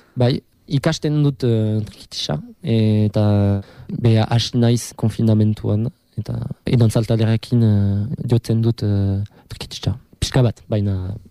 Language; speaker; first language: Basque; non-native, local second language; French